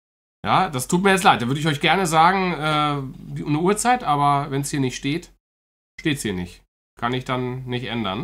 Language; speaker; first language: German; native; German